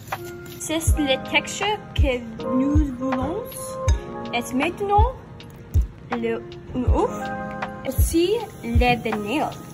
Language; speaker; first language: French; non-native, learner; English